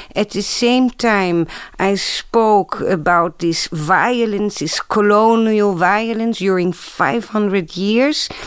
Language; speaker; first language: English; non-native, fluent; Dutch